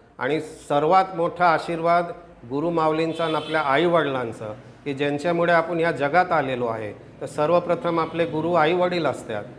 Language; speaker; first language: Marathi; non-native, local second language; Gujarati